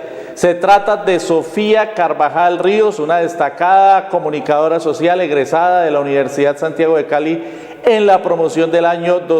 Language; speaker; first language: Spanish; native; Spanish